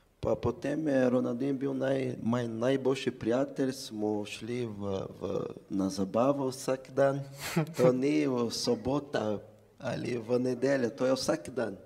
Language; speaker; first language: Slovenian; non-native, fluent; Portuguese